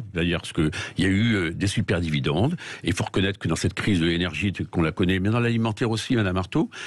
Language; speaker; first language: French; native; French